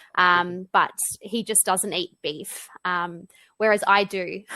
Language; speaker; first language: English; native; English